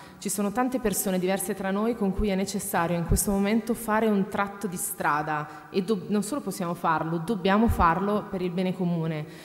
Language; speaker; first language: Italian; native; Italian